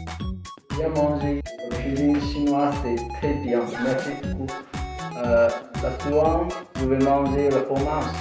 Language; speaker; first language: French; non-native, learner; Chinese